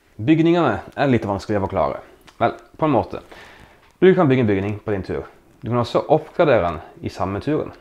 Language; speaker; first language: Norwegian; native; Norwegian